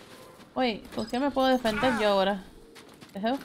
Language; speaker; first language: Spanish; early bilingual, heritage; Spanish